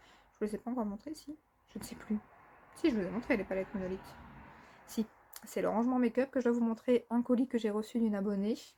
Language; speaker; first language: French; native; French